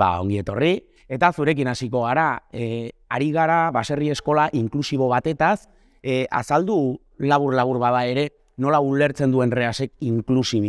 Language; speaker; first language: Basque; native; Basque